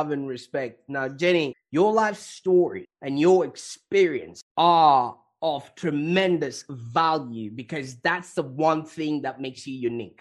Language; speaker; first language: English; non-native, local second language; Shona